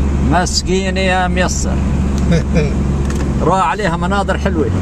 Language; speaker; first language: Arabic; native; Arabic